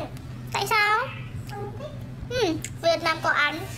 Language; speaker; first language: Vietnamese; non-native, learner; Indonesian